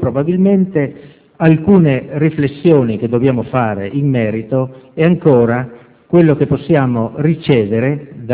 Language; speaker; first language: Italian; native; Italian